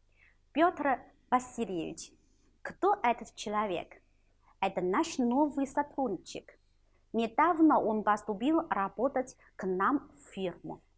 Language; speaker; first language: Russian; non-native, fluent; Chinese